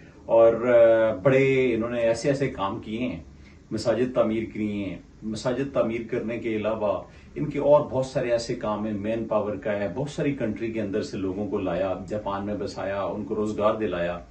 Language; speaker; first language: Hindi; native; Hindi